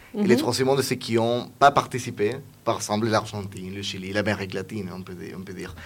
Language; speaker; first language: French; non-native, fluent; Spanish